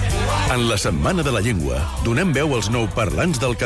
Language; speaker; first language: Catalan; native; Catalan